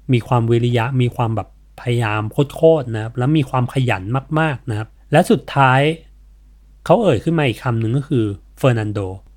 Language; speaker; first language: Thai; native; Thai